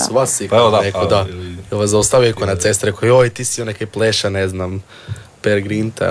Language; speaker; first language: Serbian; native; Serbian